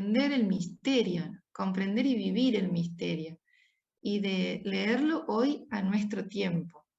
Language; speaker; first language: Spanish; native; Spanish